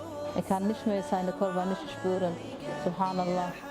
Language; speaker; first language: German; non-native, learner; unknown